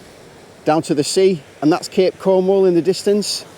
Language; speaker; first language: English; native; English